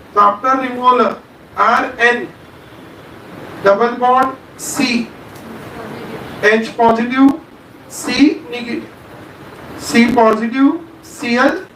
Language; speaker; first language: English; non-native, local second language; Marathi